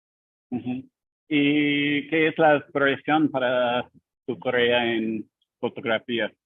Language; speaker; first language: Spanish; non-native, learner; English